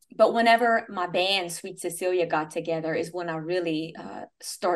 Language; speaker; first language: English; native; English